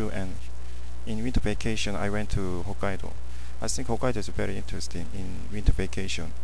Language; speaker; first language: English; non-native, learner; Korean